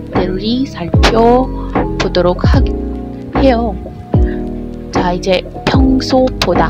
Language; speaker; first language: Korean; non-native, learner; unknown